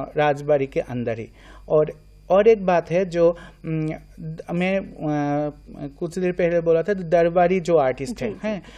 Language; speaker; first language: Hindi; non-native, local second language; Bangla